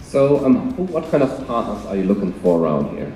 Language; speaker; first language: English; non-native, fluent; German